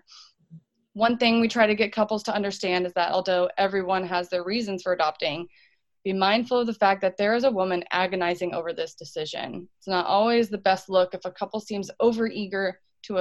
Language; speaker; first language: English; native; English